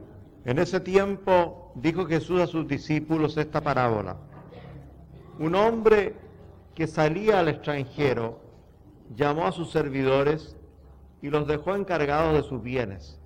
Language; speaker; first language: Spanish; native; Spanish